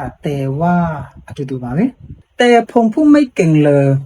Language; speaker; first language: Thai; non-native, fluent; Burmese